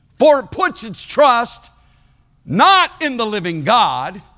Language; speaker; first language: English; native; English